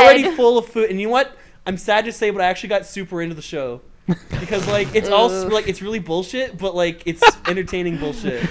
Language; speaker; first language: English; native; English